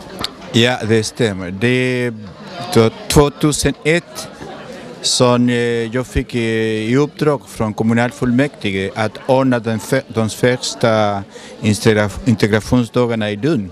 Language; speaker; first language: Swedish; non-native, fluent; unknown